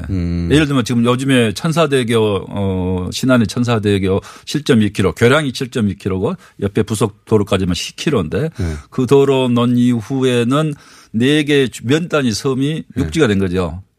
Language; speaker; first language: Korean; native; Korean